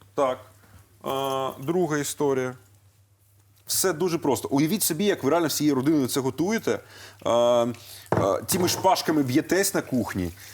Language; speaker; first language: Ukrainian; native; Ukrainian